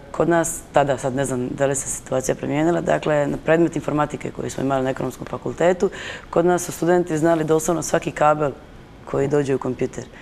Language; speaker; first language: Croatian; native; Croatian